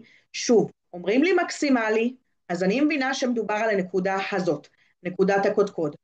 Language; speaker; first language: Hebrew; native; Hebrew